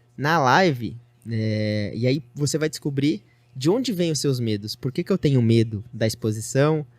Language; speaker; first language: Portuguese; native; Portuguese